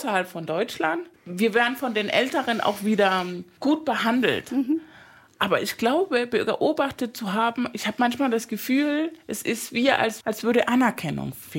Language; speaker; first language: German; non-native, fluent; Spanish